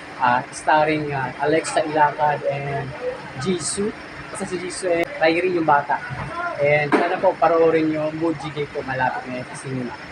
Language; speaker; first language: Filipino; non-native, local second language; Bikol